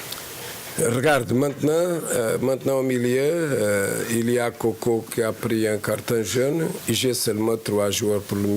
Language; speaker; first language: French; non-native, fluent; Portuguese